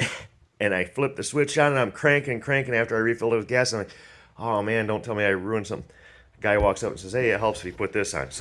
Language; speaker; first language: English; native; English